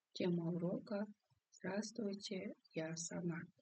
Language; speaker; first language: Russian; non-native, local second language; Kazakh